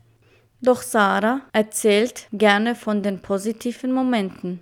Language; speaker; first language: German; non-native, fluent; Kurdish